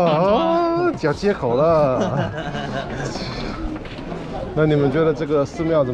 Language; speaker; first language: Chinese; non-native, fluent; English